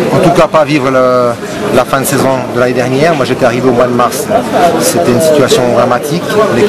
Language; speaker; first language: French; native; French